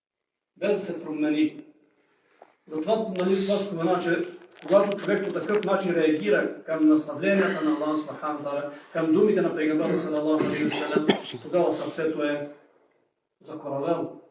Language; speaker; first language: Bulgarian; native; Bulgarian